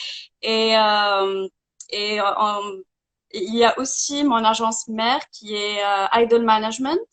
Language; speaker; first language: French; non-native, local second language; Arabic